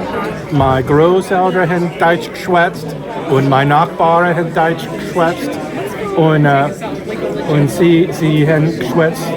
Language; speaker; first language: German; early bilingual, heritage; English